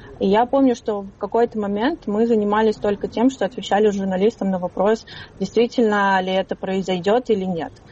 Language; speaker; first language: Russian; native; Russian